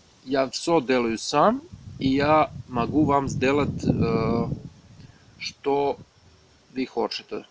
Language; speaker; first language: Russian; non-native, learner; Serbian